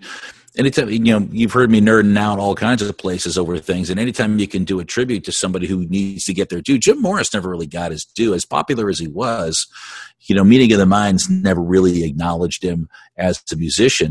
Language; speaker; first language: English; native; English